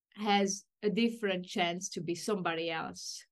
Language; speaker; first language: English; non-native, fluent; Romanian